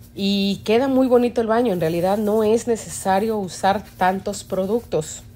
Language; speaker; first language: Spanish; native; Spanish